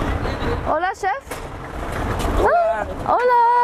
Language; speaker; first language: Spanish; non-native, learner; Korean